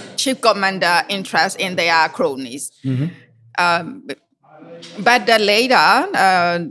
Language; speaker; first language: English; non-native, learner; Burmese